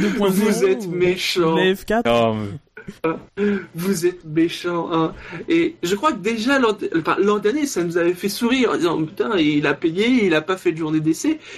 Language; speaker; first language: French; native; French